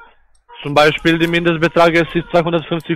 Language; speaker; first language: German; non-native, learner; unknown